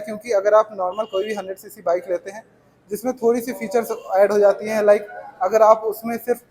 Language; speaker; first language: Hindi; native; Hindi